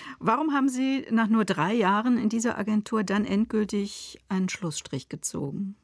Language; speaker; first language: German; native; German